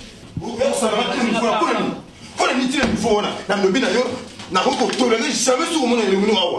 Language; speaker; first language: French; non-native, local second language; Lingala